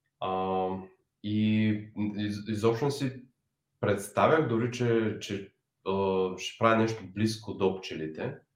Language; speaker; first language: Bulgarian; native; Bulgarian